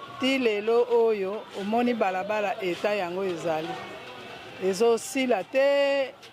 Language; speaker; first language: Lingala; native; Lingala